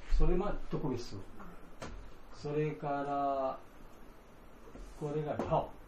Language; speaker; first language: Japanese; non-native, learner; Bangla